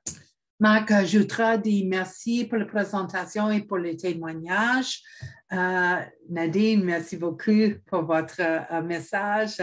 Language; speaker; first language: French; non-native, fluent; English